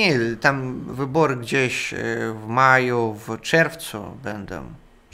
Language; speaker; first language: Polish; non-native, fluent; Russian